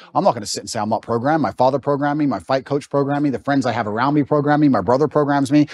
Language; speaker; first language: English; native; English